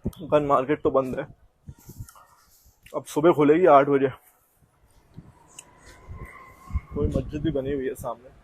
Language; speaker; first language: Hindi; native; Hindi